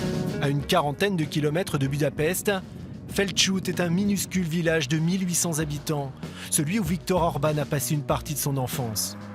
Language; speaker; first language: French; native; French